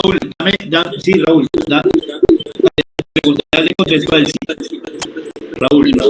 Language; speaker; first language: Spanish; native; Spanish